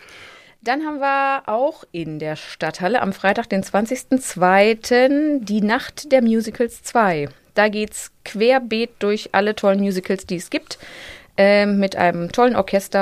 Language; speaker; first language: German; native; German